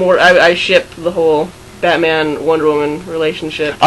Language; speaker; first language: English; native; English